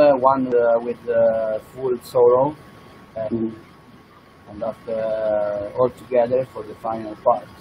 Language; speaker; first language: English; non-native, learner; Italian